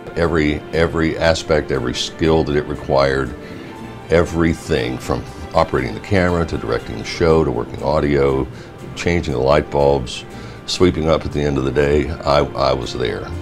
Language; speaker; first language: English; native; English